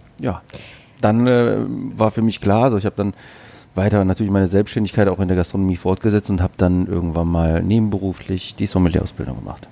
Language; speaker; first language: German; early bilingual, other home language; Greek